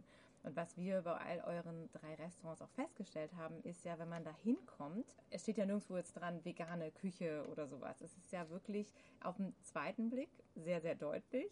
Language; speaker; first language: German; native; German